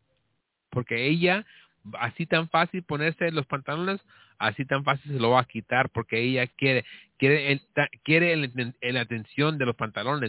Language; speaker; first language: Spanish; early bilingual, heritage; Spanish